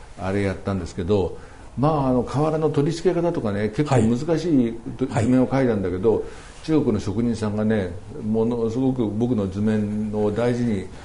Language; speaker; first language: Japanese; native; Japanese